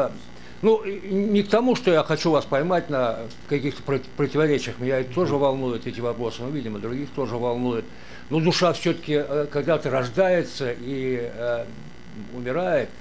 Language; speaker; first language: Russian; native; Russian